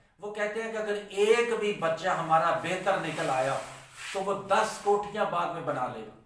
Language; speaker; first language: Urdu; non-native, local second language; Punjabi